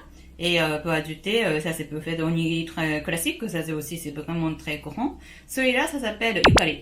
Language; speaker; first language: French; non-native, fluent; Japanese